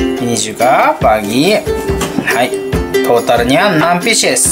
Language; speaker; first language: Indonesian; non-native, learner; Japanese